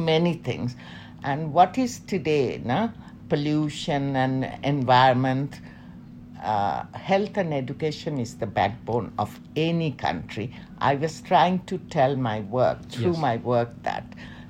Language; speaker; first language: English; non-native, local second language; Bangla